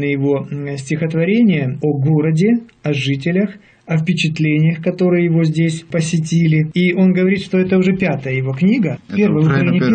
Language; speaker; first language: Russian; native; Russian